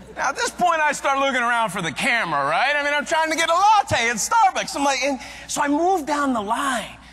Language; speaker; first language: English; native; English